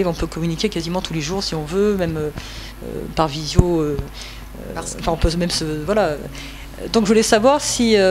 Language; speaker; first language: French; native; French